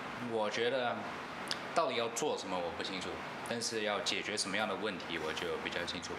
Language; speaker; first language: Chinese; non-native, local second language; English